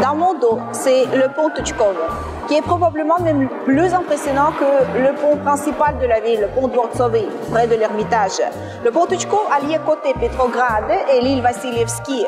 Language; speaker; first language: French; non-native, fluent; Russian